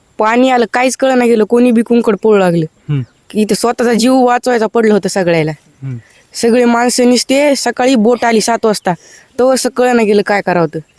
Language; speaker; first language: Marathi; native; Marathi